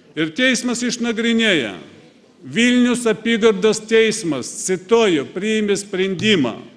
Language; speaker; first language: Lithuanian; non-native, fluent; Russian